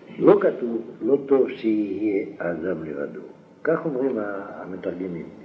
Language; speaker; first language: Hebrew; non-native, fluent; French